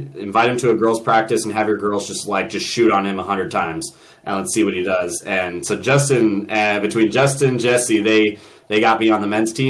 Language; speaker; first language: English; native; English